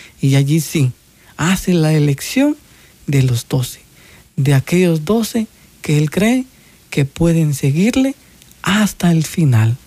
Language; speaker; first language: Spanish; native; Spanish